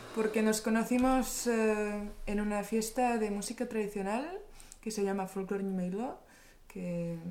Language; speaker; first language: Spanish; non-native, fluent; Czech